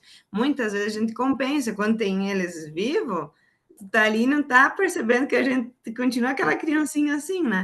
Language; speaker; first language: Portuguese; native; Portuguese